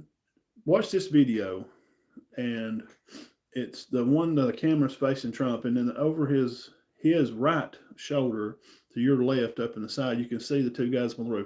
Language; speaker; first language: English; native; English